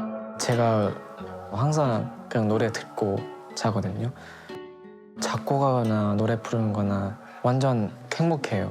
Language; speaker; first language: Korean; non-native, fluent; Thai